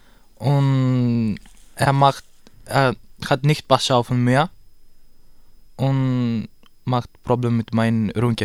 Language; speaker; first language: German; non-native, learner; Greek